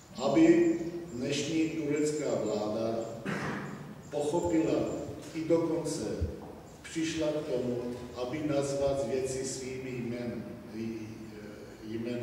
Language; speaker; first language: Czech; non-native, fluent; Armenian